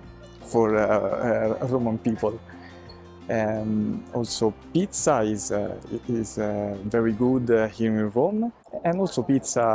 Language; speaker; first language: English; non-native, fluent; Italian